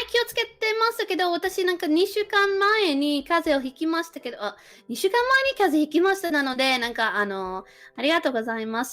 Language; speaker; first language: Japanese; non-native, learner; English